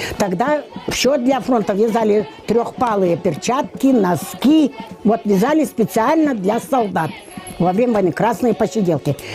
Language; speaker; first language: Russian; non-native, local second language; Chuvash